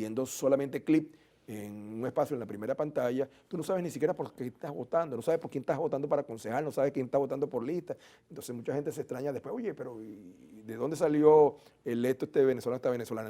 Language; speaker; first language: Spanish; native; Spanish